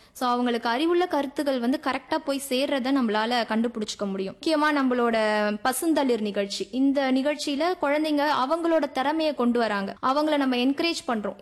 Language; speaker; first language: Tamil; native; Tamil